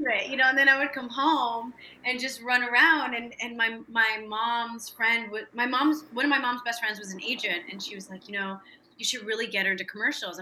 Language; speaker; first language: English; native; English